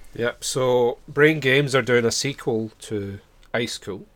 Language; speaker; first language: English; native; English